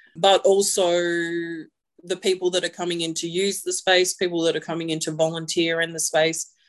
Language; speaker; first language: English; native; English